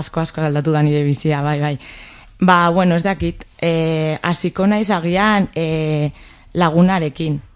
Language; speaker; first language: Basque; non-native, local second language; Spanish